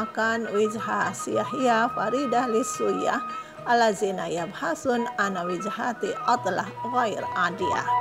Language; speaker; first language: Arabic; non-native, fluent; Indonesian